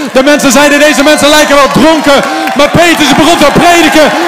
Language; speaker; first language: Dutch; native; Dutch